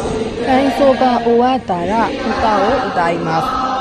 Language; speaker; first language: Japanese; non-native, learner; Burmese